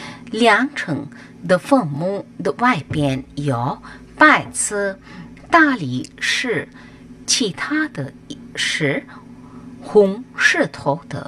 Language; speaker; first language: Chinese; non-native, learner; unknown